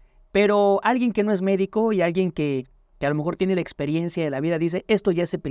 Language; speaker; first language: Spanish; native; Spanish